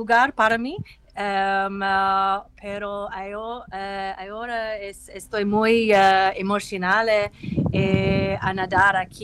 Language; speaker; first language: Spanish; non-native, learner; English